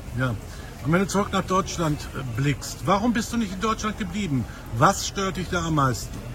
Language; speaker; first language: German; native; German